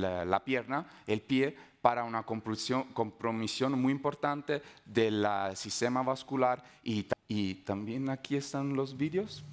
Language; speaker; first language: Spanish; non-native, fluent; Italian